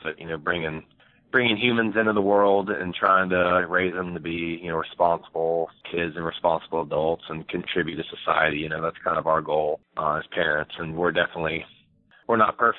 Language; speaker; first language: English; native; English